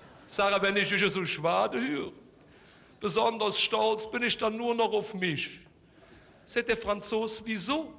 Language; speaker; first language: German; native; German